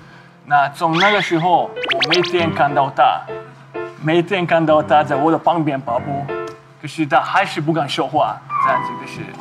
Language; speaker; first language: Chinese; non-native, learner; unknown